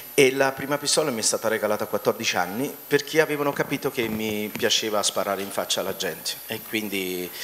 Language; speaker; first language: Italian; native; Italian